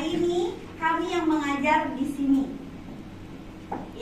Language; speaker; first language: Indonesian; native; Indonesian